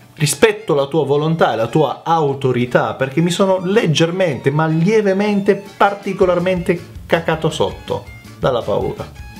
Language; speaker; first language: Italian; early bilingual, other home language; Macedonian